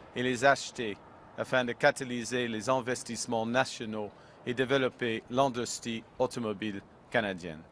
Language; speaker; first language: French; non-native, local second language; English